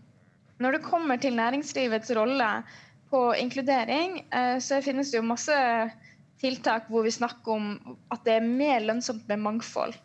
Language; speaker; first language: Norwegian; native; Norwegian